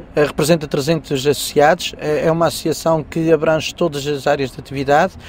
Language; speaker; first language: Portuguese; native; Portuguese